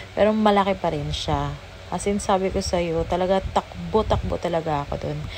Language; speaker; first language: Filipino; native; Filipino